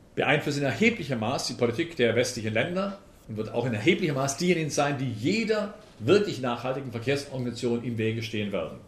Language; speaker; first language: German; native; German